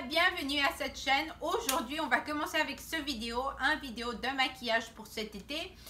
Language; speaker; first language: French; non-native, fluent; Spanish